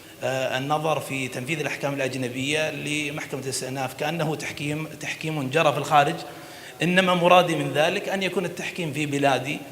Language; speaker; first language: Arabic; native; Arabic